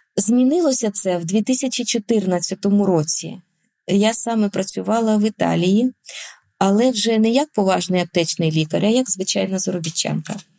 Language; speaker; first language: Ukrainian; non-native, local second language; Russian